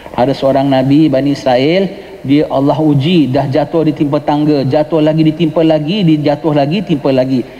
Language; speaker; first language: Malay; native; Malay